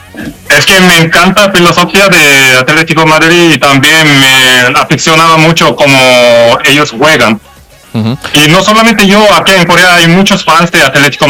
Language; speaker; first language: Spanish; non-native, learner; Korean